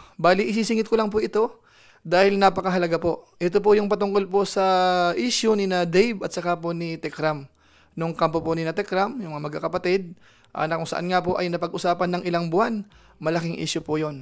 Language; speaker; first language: Filipino; native; Filipino